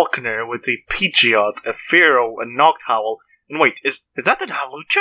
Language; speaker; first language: English; non-native, fluent; Portuguese